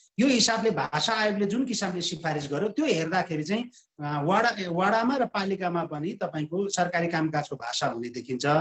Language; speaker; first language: Nepali; non-native, local second language; Sherpa